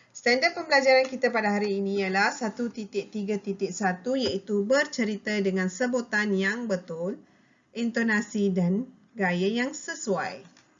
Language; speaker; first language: Malay; non-native, local second language; Tamil